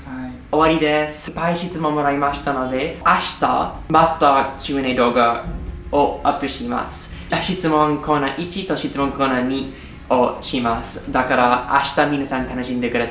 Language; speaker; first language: Japanese; non-native, learner; English